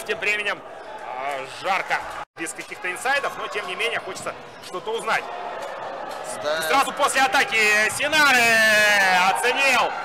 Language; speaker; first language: Russian; native; Russian